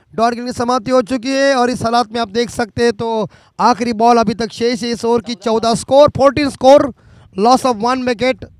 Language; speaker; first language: Hindi; non-native, local second language; Marathi